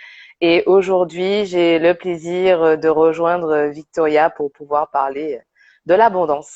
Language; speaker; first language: French; native; French